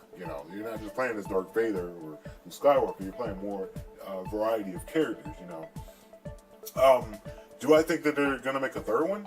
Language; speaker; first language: English; native; English